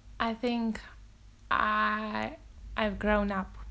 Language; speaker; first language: English; non-native, fluent; Russian